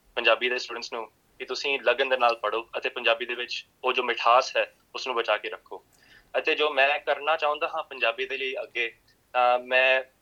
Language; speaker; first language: Punjabi; early bilingual, heritage; Punjabi